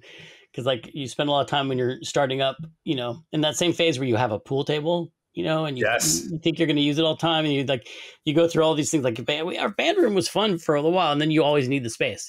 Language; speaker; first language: English; native; English